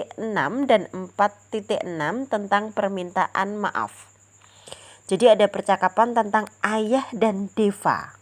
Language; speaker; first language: Indonesian; native; Indonesian